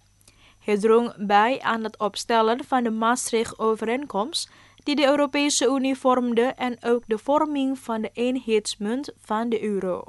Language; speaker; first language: Dutch; non-native, fluent; Indonesian